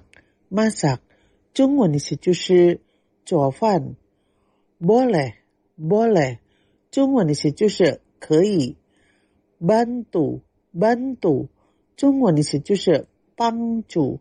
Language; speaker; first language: Chinese; non-native, fluent; Indonesian